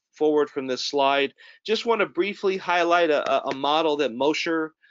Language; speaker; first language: English; native; English